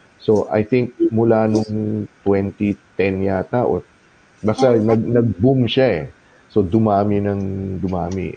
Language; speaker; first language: Filipino; non-native, local second language; Cebuano